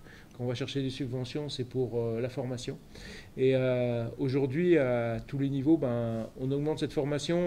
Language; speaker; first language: French; native; French